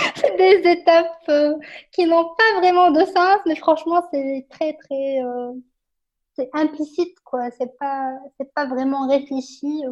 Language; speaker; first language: French; non-native, local second language; Arabic